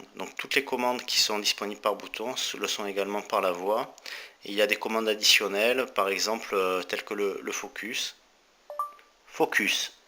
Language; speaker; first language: French; native; French